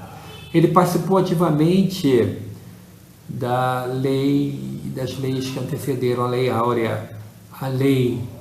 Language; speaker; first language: Portuguese; native; Portuguese